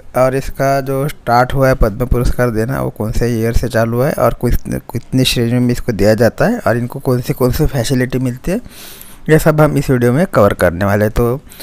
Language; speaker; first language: Hindi; non-native, local second language; Marathi